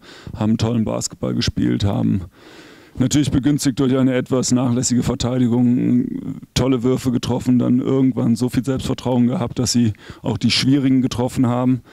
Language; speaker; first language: German; native; German